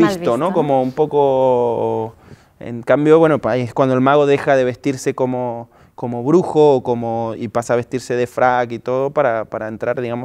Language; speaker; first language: Spanish; native; Spanish